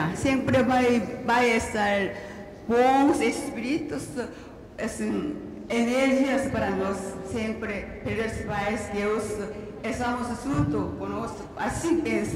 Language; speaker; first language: Portuguese; non-native, learner; Korean